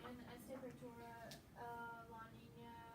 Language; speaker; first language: Spanish; non-native, learner; English